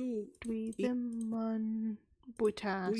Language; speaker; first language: Welsh; non-native, learner; English